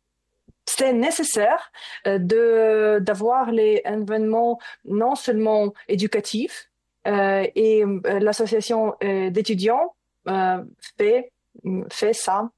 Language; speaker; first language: French; non-native, learner; Ukrainian